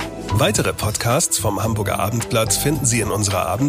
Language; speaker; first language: German; native; German